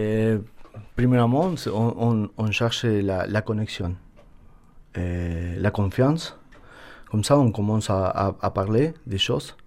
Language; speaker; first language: French; non-native, learner; Spanish